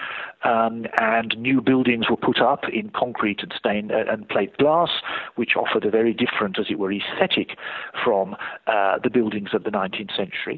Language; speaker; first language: English; native; English